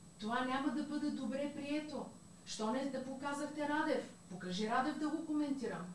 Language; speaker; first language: Bulgarian; native; Bulgarian